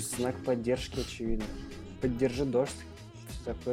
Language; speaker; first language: Russian; native; Russian